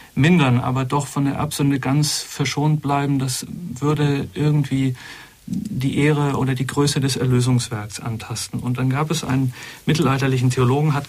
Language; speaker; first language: German; native; German